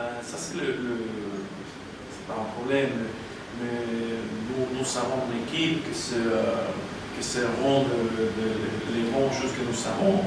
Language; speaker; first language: French; non-native, learner; Spanish